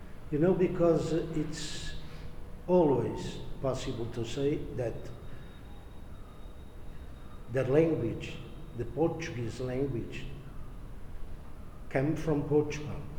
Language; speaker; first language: English; non-native, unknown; Portuguese